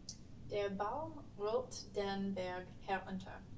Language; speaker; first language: German; non-native, learner; English